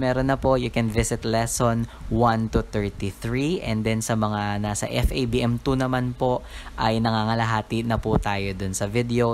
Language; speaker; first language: Filipino; native; Filipino